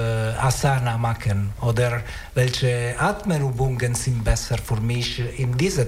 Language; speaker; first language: German; non-native, learner; Italian